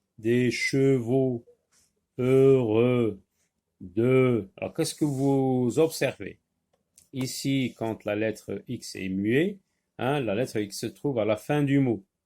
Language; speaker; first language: French; non-native, local second language; Arabic